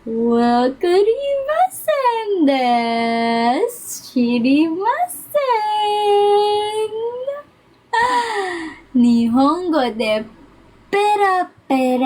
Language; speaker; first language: Japanese; non-native, learner; Filipino